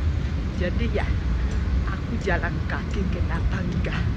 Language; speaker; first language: Indonesian; non-native, fluent; Spanish